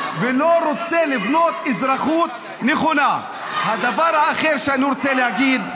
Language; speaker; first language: Hebrew; non-native, local second language; Arabic